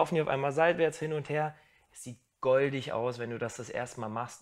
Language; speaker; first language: German; native; German